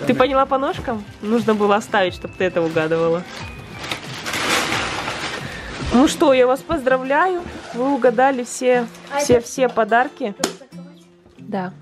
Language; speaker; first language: Russian; native; Russian